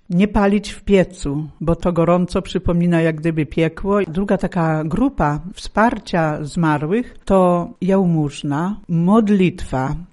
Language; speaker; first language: Polish; native; Polish